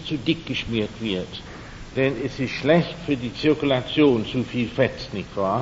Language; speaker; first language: German; non-native, fluent; English